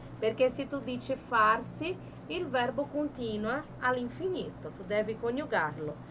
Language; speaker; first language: Italian; non-native, fluent; Portuguese